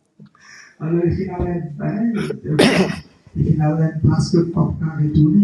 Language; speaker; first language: French; non-native, local second language; Morisyen